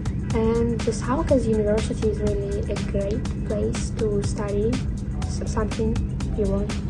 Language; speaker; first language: English; non-native, learner; Russian